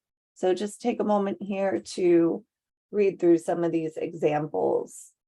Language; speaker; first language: English; native; English